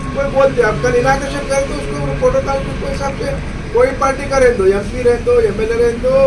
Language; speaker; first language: Hindi; non-native, local second language; Telugu